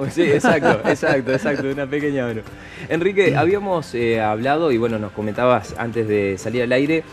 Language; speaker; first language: Spanish; native; Spanish